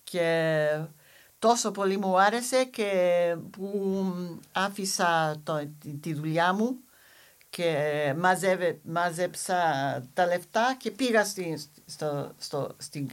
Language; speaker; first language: Greek; non-native, fluent; English